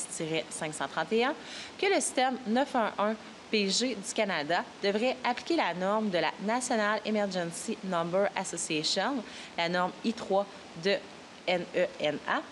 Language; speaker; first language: French; native; French